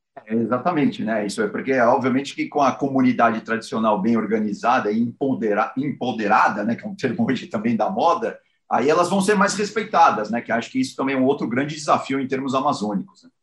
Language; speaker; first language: Portuguese; native; Portuguese